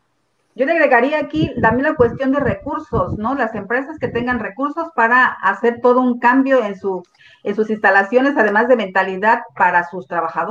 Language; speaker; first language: Spanish; native; Spanish